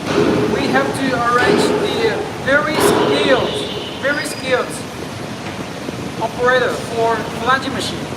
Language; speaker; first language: English; non-native, learner; Chinese